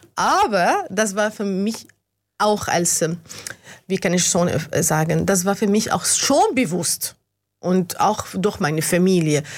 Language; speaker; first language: German; non-native, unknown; Arabic